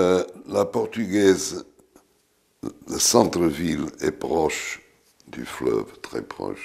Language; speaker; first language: French; non-native, fluent; Portuguese